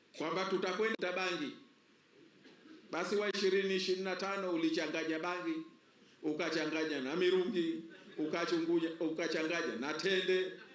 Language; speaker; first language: Swahili; native; Swahili